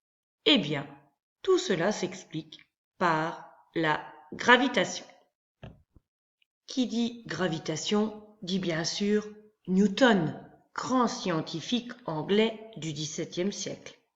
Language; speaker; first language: French; native; French